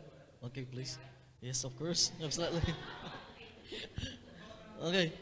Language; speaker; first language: English; non-native, fluent; Indonesian